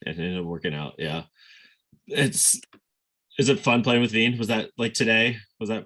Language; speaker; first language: English; native; English